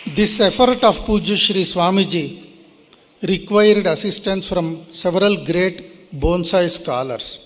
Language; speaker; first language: English; non-native, local second language; Kannada